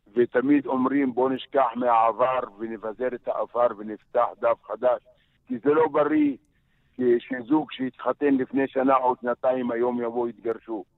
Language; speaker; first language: Hebrew; non-native, local second language; Arabic